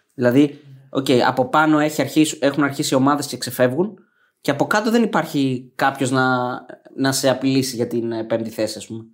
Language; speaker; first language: Greek; native; Greek